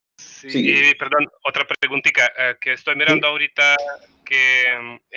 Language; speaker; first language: Spanish; non-native, fluent; Russian